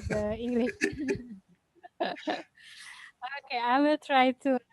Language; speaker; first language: English; non-native, fluent; Indonesian